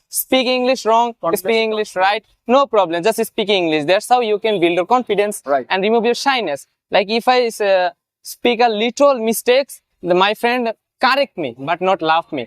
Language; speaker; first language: English; non-native, learner; Bangla